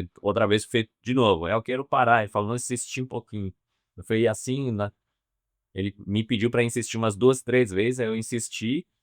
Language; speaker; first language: Portuguese; non-native, fluent; Chinese